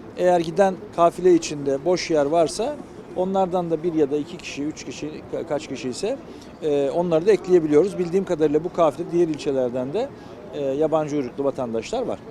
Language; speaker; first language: Turkish; native; Turkish